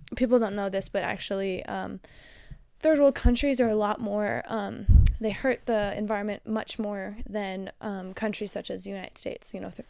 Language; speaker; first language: English; native; English